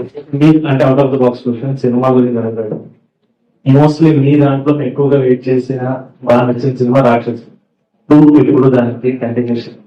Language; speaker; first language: Telugu; native; Telugu